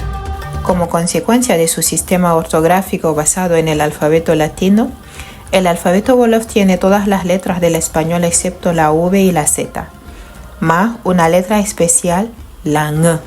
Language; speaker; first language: Spanish; non-native, fluent; Wolof